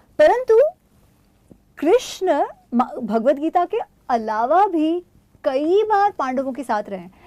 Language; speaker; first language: Hindi; non-native, local second language; Gujarati